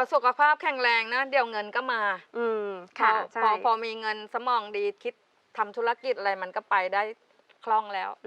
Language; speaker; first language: Thai; native; Thai